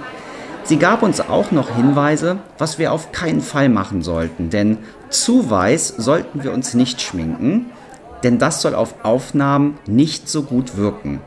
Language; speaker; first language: German; native; German